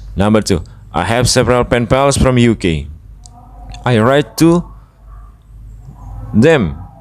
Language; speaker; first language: English; non-native, fluent; Indonesian